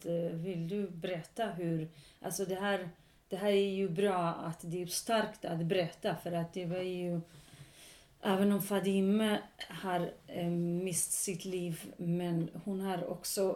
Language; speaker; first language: Swedish; non-native, local second language; Kurdish